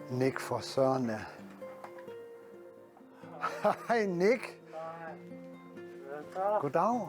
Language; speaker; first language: Danish; native; Danish